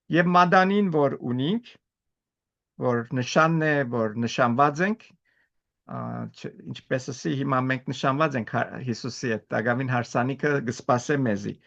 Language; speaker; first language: Armenian; early bilingual, heritage; Armenian